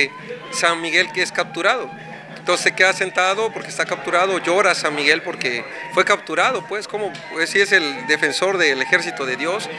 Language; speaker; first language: Spanish; native; Spanish